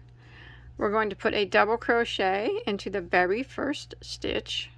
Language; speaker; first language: English; native; English